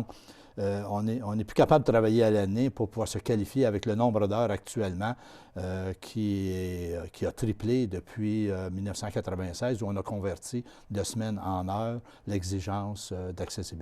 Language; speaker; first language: French; native; French